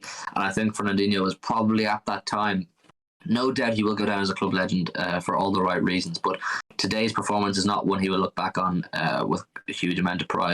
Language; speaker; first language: English; native; English